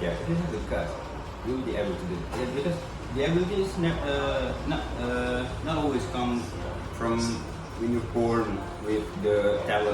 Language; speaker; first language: English; non-native, local second language; Indonesian